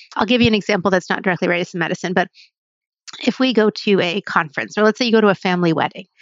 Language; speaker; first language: English; native; English